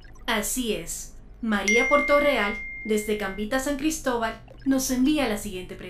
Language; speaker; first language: Spanish; native; Spanish